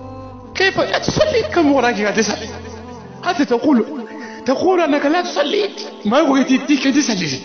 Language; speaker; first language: Arabic; non-native, fluent; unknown